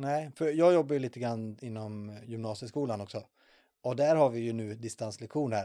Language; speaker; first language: Swedish; native; Swedish